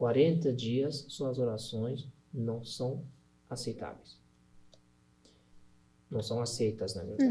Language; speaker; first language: Portuguese; non-native, learner; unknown